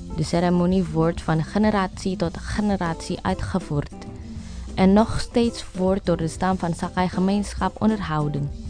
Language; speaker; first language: Dutch; non-native, learner; Indonesian